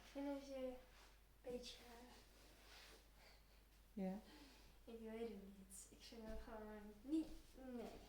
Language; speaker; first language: Dutch; early bilingual, heritage; Turkish